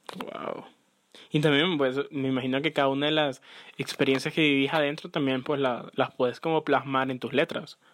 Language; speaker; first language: Spanish; native; Spanish